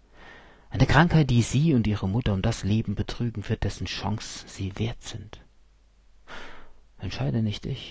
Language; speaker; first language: German; native; German